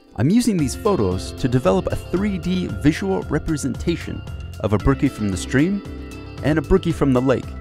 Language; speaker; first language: English; native; English